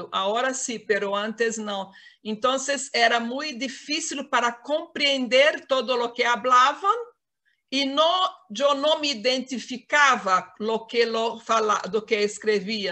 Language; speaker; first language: Spanish; non-native, fluent; Portuguese